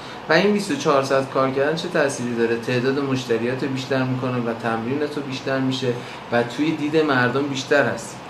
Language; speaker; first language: Persian; native; Persian